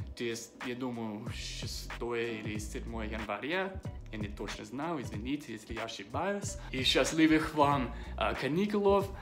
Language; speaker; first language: Russian; non-native, fluent; English